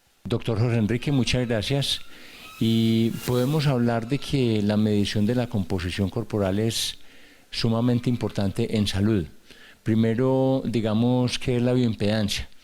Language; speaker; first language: Spanish; native; Spanish